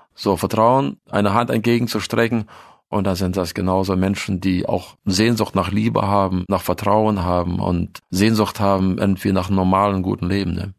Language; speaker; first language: German; early bilingual, other home language; Russian